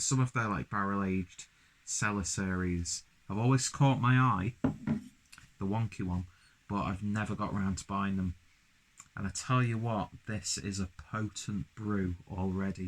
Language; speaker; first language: English; native; English